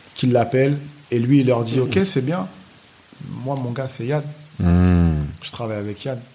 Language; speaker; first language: French; native; French